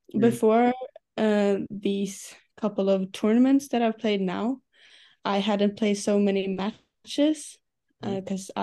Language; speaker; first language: English; non-native, fluent; Swedish